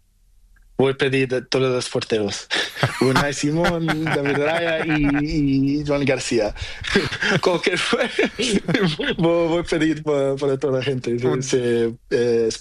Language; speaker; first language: Spanish; non-native, learner; Portuguese